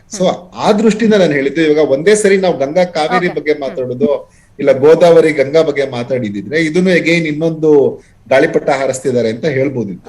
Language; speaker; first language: Kannada; native; Kannada